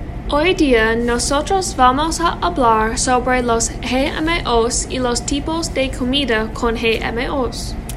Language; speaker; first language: Spanish; non-native, learner; English